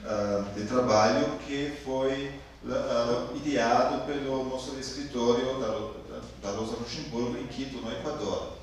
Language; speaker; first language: Portuguese; non-native, fluent; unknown